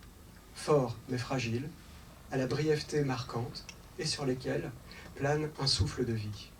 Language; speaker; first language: French; native; French